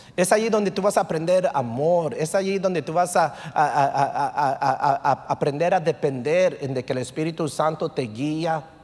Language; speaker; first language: Spanish; early bilingual, heritage; Spanish